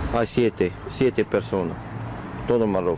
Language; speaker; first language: Spanish; non-native, learner; Arabic